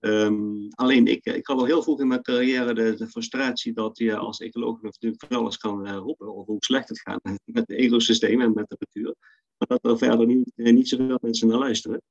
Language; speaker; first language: Dutch; native; Dutch